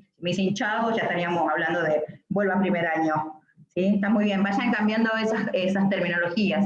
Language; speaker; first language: Spanish; native; Spanish